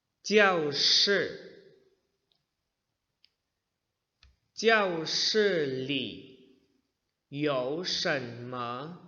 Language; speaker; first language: Chinese; non-native, fluent; Indonesian